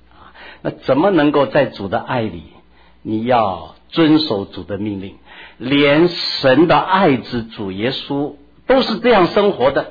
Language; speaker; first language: Chinese; native; Chinese